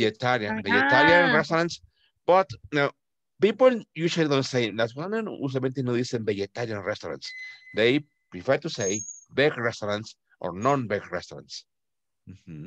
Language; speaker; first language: English; non-native, fluent; Spanish